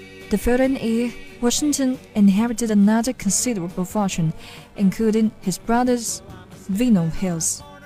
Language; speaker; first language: English; non-native, fluent; Chinese